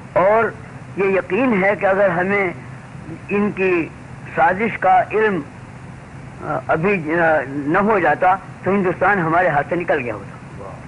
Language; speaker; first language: Urdu; native; Urdu